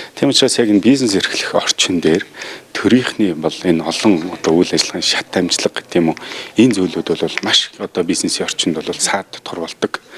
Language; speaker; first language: Mongolian; native; Mongolian